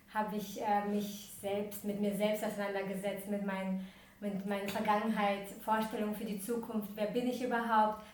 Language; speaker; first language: German; early bilingual, other home language; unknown